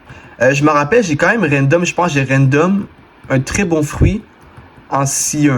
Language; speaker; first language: French; native; French